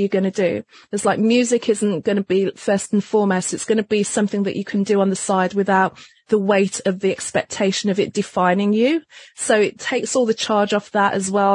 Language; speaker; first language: English; native; English